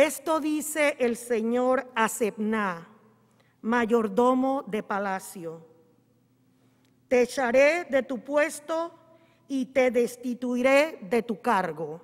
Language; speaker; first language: Spanish; native; Spanish